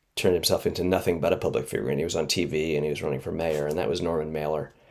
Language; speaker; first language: English; native; English